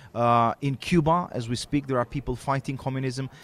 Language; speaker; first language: English; non-native, fluent; Romanian